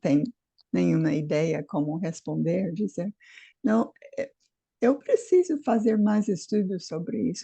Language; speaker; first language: Portuguese; non-native, fluent; English